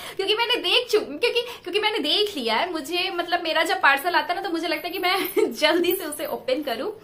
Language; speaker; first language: Hindi; native; Hindi